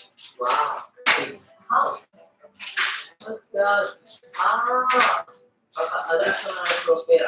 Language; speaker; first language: English; non-native, learner; Filipino